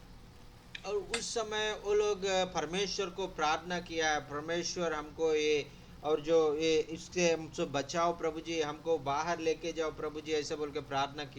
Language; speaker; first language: Hindi; non-native, local second language; Telugu